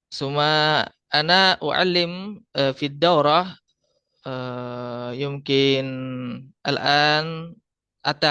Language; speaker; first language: Arabic; non-native, fluent; Indonesian